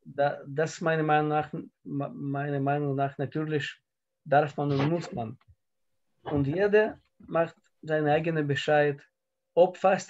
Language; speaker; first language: German; non-native, learner; Russian